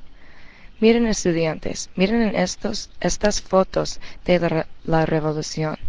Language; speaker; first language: Spanish; early bilingual, heritage; Spanish